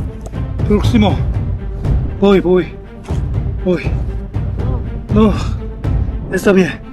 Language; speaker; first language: Spanish; non-native, learner; Korean